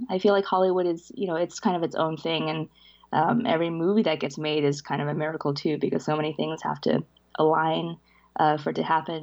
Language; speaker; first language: English; early bilingual, other home language; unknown